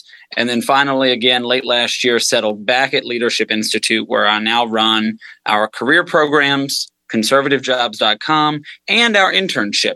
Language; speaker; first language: English; native; English